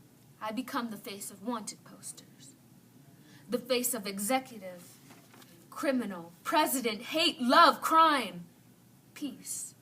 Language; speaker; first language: English; native; English